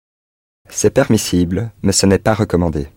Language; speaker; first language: French; non-native, learner; English